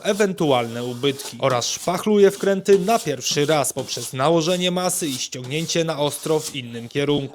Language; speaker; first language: Polish; native; Polish